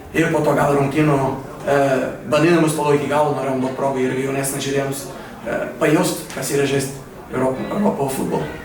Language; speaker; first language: Lithuanian; non-native, fluent; Portuguese